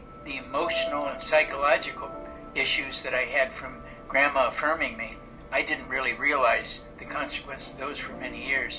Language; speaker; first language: English; native; English